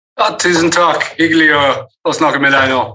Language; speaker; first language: Norwegian; early bilingual, heritage; English